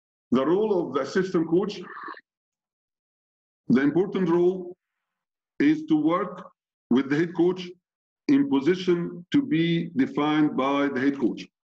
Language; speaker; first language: English; non-native, fluent; Arabic